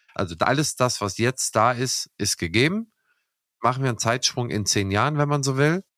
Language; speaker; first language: German; native; German